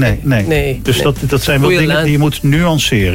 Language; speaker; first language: Dutch; native; Dutch